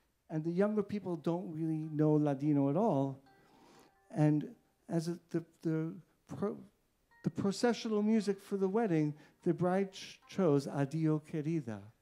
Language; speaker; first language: English; native; English